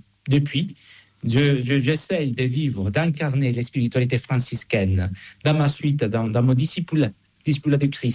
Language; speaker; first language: French; non-native, fluent; Spanish